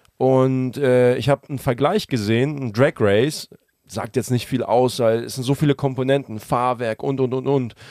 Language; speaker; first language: German; early bilingual, other home language; Russian